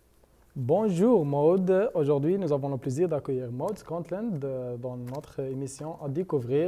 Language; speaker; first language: French; non-native, fluent; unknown